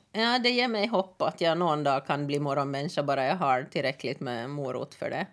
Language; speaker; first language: Swedish; native; Swedish